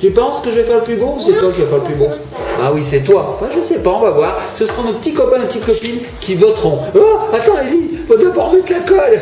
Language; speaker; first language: French; native; French